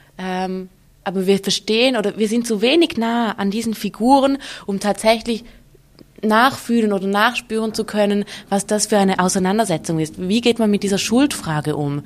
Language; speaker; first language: German; native; German